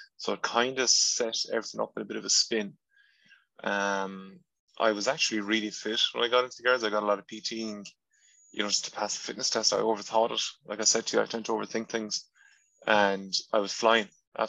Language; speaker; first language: English; non-native, local second language; Irish